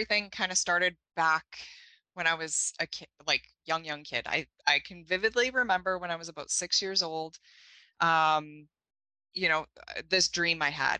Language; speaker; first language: English; native; English